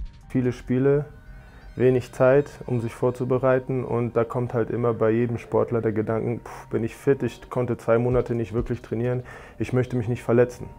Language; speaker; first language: German; native; German